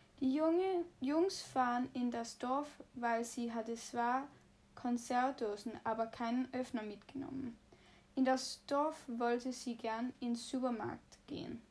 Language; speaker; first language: German; non-native, learner; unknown